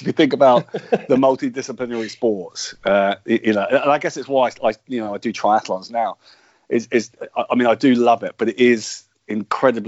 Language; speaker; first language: English; native; English